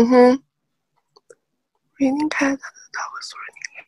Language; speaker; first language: English; non-native, learner; Chinese